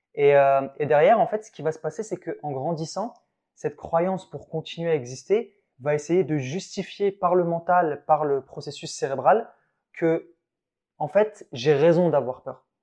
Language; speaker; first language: French; early bilingual, other home language; Arabic